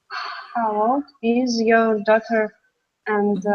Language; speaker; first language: English; non-native, learner; Russian